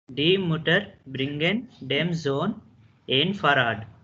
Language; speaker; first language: German; non-native, learner; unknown